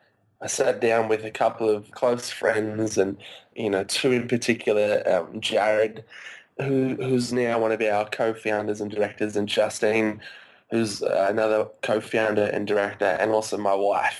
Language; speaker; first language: English; native; English